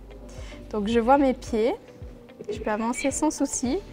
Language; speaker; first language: French; native; French